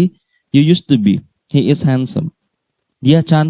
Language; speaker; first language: English; non-native, learner; Indonesian